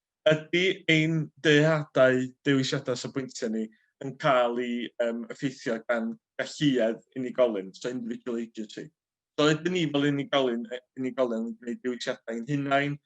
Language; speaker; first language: Welsh; native; Welsh